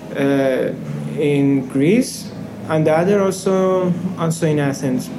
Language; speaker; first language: English; non-native, fluent; Persian